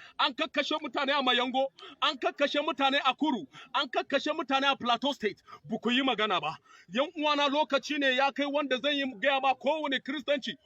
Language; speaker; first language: Hausa; non-native, local second language; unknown